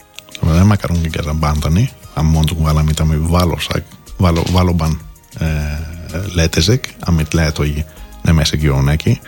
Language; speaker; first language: Hungarian; non-native, learner; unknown